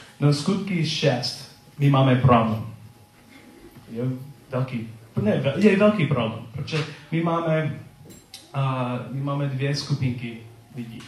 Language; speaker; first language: Czech; non-native, learner; English